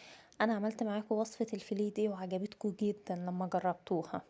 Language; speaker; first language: Arabic; native; Arabic